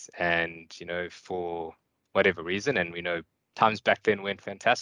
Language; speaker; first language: English; native; English